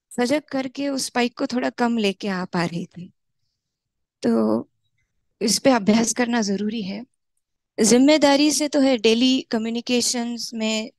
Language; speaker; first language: Hindi; non-native, local second language; Marathi